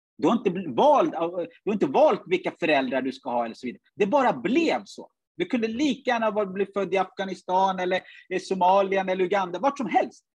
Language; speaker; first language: Swedish; early bilingual, other home language; Ganda